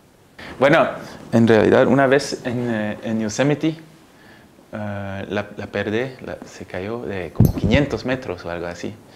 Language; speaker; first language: Spanish; early bilingual, heritage; Spanish